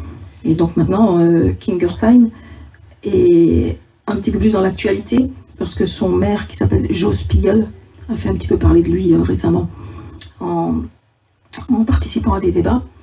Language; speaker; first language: French; native; French